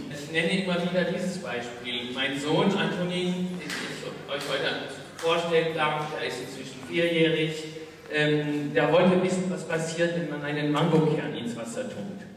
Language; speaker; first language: German; non-native, fluent; French